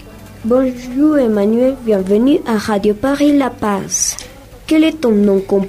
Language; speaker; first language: French; non-native, learner; Spanish